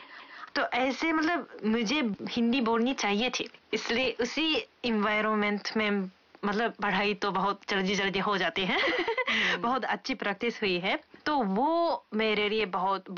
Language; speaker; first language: Hindi; non-native, fluent; Japanese